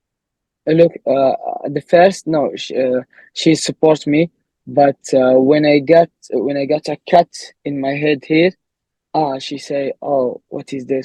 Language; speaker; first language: English; non-native, learner; Arabic